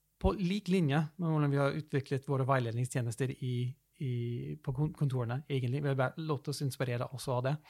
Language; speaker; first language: Norwegian; early bilingual, other home language; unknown